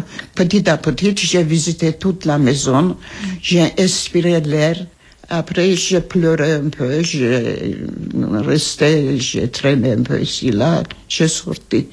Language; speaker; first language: French; early bilingual, other home language; Armenian